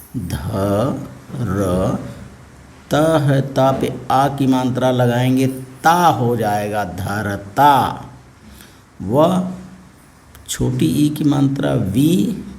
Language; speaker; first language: Hindi; native; Hindi